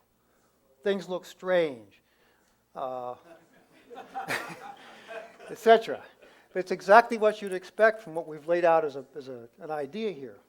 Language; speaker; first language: English; native; English